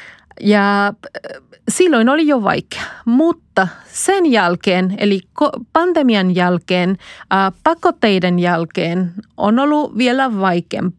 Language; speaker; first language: Finnish; non-native, fluent; Spanish